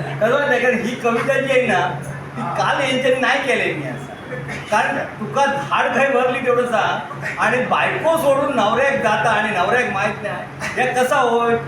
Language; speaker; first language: Marathi; native; Marathi